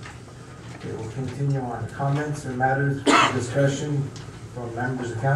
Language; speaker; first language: English; native; English